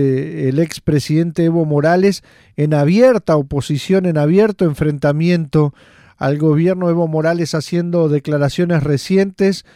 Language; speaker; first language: Spanish; native; Spanish